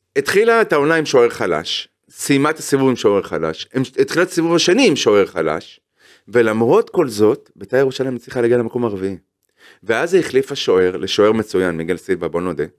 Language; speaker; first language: Hebrew; native; Hebrew